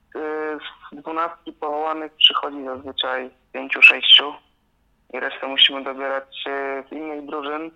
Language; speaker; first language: Polish; native; Polish